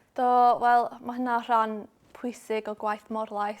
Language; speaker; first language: Welsh; non-native, local second language; English